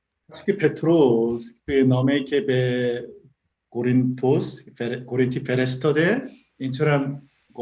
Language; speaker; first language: Persian; non-native, learner; Korean